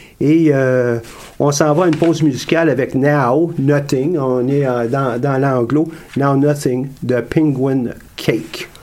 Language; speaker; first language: French; native; French